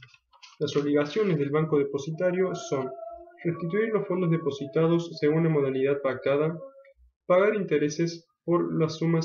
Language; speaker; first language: Spanish; native; Spanish